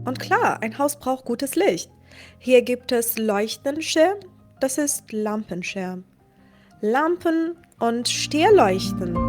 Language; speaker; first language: German; non-native, fluent; Persian